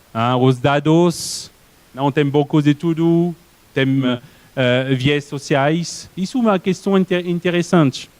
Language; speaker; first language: Portuguese; non-native, fluent; French